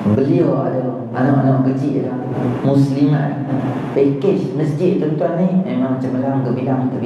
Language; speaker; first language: Malay; native; Malay